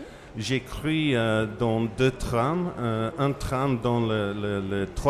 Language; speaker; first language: French; non-native, fluent; English